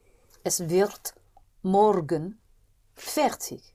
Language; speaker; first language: German; non-native, learner; English